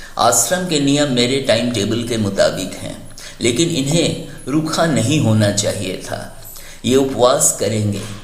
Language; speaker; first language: Hindi; native; Hindi